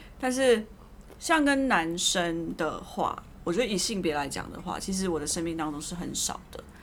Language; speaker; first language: Chinese; early bilingual, heritage; Chinese